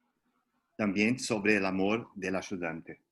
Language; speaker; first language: Spanish; non-native, fluent; Portuguese